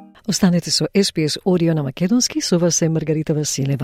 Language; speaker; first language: Macedonian; native; Macedonian